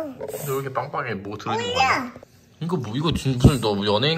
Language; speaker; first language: Korean; native; Korean